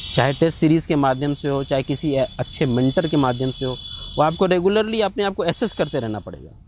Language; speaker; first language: Hindi; native; Hindi